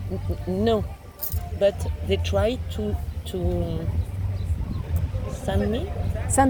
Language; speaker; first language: English; non-native, learner; French